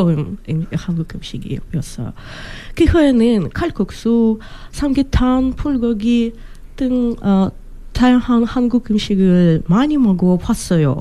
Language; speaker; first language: Korean; non-native, learner; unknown